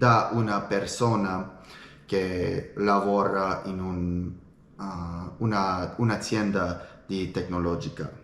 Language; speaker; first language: Italian; non-native, learner; English